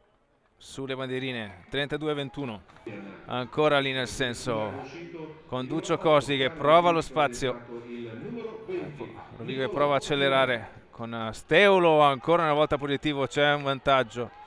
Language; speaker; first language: Italian; native; Italian